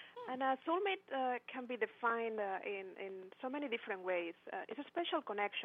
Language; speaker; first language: English; non-native, fluent; Spanish